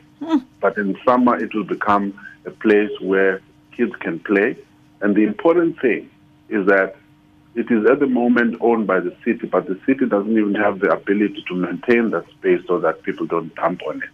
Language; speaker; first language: English; non-native, local second language; Xhosa